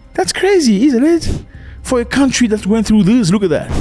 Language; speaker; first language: English; non-native, fluent; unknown